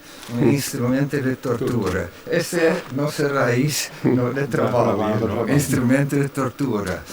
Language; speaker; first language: Portuguese; non-native, fluent; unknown